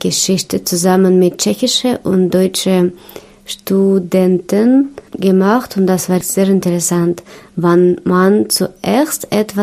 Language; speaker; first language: German; non-native, learner; Russian